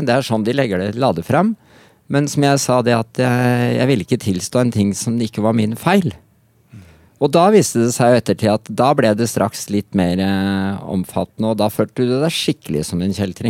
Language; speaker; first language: Norwegian; native; Norwegian